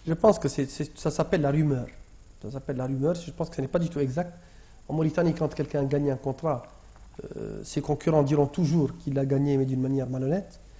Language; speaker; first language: French; non-native, local second language; Arabic